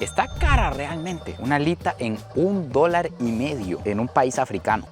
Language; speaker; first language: Spanish; native; Spanish